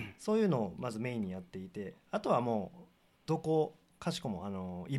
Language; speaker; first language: Japanese; native; Japanese